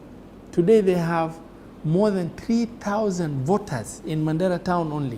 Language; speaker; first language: English; non-native, local second language; Somali